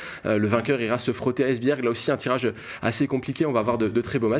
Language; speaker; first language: French; native; French